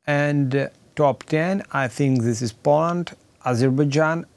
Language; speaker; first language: English; non-native, learner; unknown